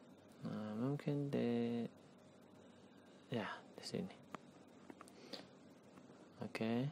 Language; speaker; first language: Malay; non-native, learner; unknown